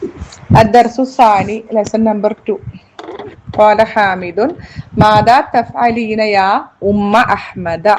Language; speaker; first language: Arabic; non-native, fluent; Malayalam